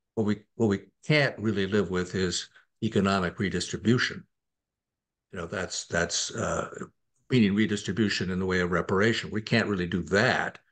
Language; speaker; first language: English; native; English